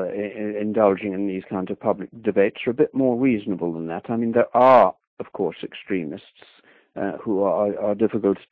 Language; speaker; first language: English; native; English